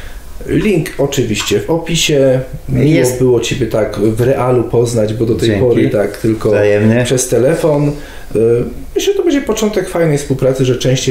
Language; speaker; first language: Polish; native; Polish